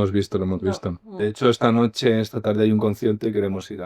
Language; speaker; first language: Spanish; native; Spanish